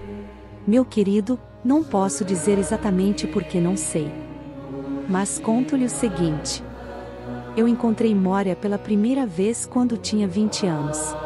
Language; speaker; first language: Portuguese; native; Portuguese